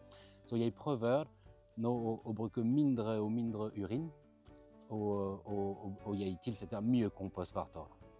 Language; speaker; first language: Norwegian; non-native, fluent; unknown